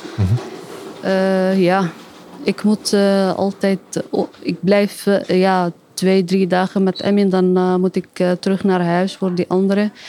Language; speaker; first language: Dutch; non-native, learner; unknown